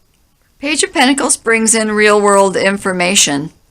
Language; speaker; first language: English; native; English